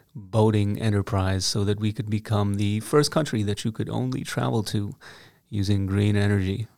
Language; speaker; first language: English; native; English